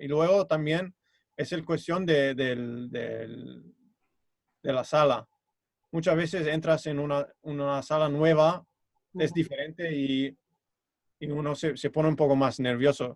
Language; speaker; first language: Spanish; non-native, fluent; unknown